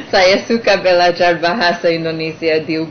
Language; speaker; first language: Indonesian; non-native, learner; English